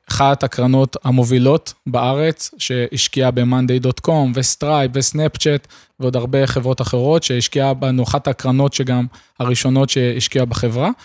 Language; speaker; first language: Hebrew; native; Hebrew